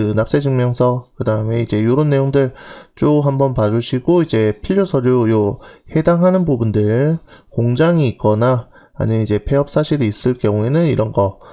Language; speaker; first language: Korean; native; Korean